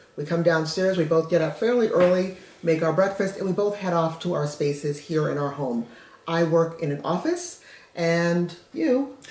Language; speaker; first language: English; native; English